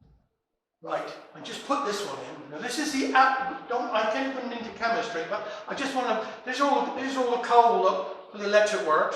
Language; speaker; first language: English; native; English